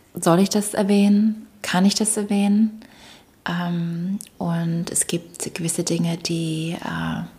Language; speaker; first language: German; early bilingual, other home language; English